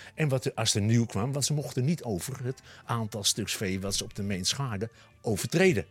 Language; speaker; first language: Dutch; native; Dutch